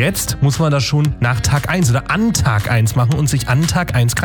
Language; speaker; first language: German; native; German